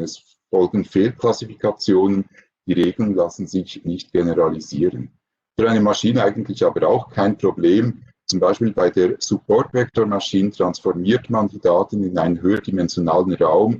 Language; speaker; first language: German; native; German